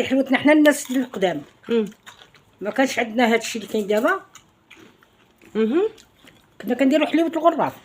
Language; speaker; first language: Arabic; native; Arabic